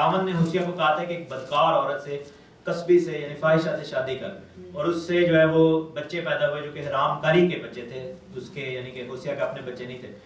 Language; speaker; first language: Urdu; non-native, local second language; Pashto